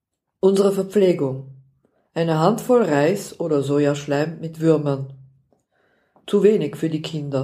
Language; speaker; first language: German; non-native, fluent; Dutch